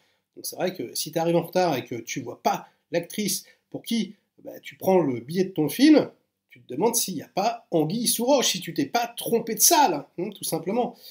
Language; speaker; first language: French; native; French